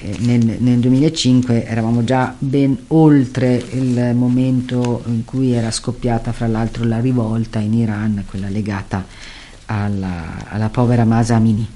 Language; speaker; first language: Italian; native; Italian